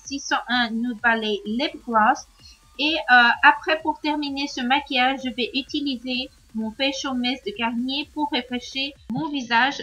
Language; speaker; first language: French; non-native, learner; Spanish